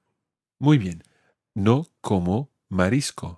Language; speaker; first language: Spanish; non-native, fluent; English